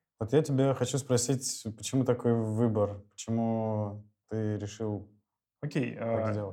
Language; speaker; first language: Russian; native; Russian